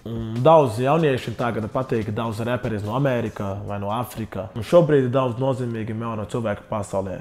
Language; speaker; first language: Latvian; non-native, learner; Portuguese